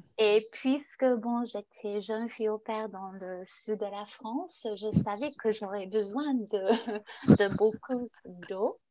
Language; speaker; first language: French; non-native, fluent; English